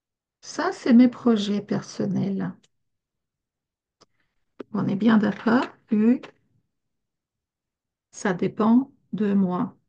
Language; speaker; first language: French; non-native, fluent; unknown